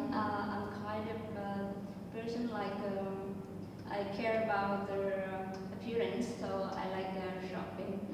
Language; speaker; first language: English; non-native, fluent; Vietnamese